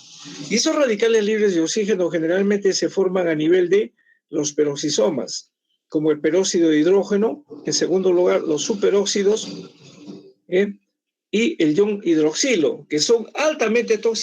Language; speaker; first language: Spanish; native; Spanish